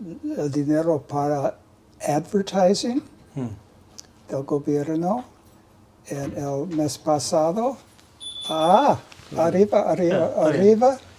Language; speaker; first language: Spanish; non-native, learner; English